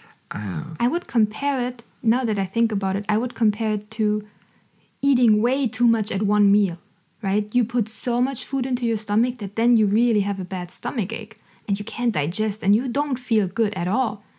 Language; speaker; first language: English; non-native, fluent; German